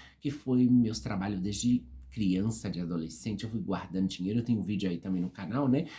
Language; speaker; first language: Portuguese; native; Portuguese